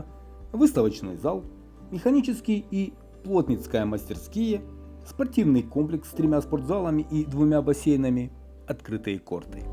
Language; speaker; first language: Russian; native; Russian